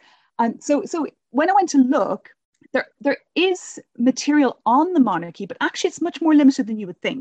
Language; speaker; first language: English; native; English